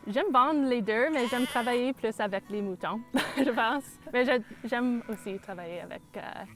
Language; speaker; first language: French; non-native, local second language; English